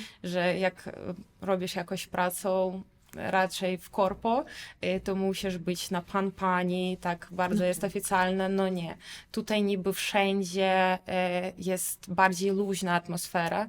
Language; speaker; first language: Polish; non-native, fluent; Russian